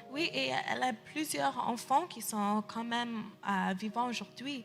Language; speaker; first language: French; early bilingual, heritage; English